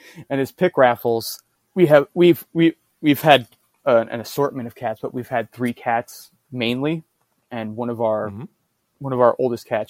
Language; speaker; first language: English; native; English